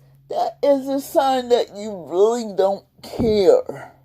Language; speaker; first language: English; native; English